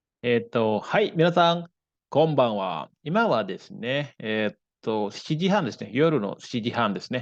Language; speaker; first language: Japanese; non-native, fluent; Indonesian